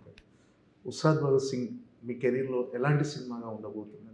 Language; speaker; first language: Telugu; native; Telugu